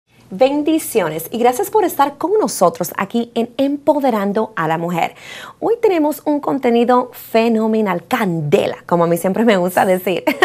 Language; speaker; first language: Spanish; native; Spanish